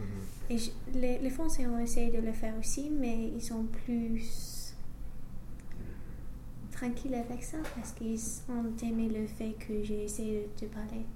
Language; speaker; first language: French; non-native, learner; English